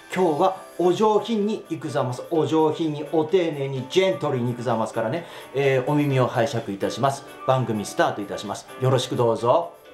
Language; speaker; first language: Japanese; native; Japanese